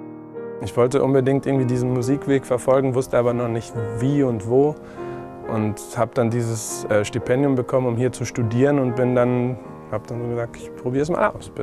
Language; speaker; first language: German; non-native, fluent; Spanish